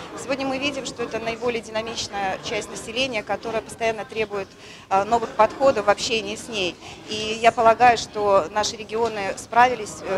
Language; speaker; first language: Russian; native; Russian